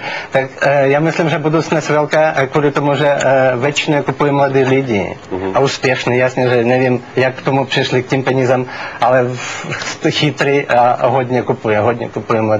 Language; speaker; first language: Czech; non-native, learner; Russian